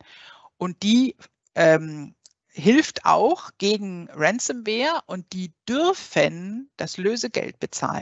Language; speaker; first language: German; native; German